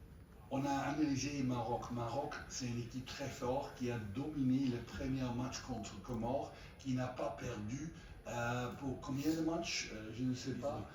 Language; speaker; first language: French; non-native, fluent; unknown